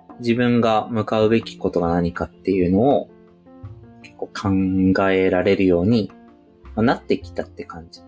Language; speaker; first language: Japanese; native; Japanese